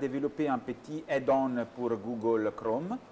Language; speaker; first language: French; non-native, fluent; Italian